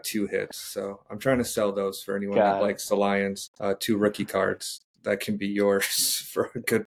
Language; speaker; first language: English; native; English